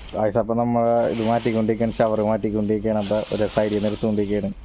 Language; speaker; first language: Malayalam; native; Malayalam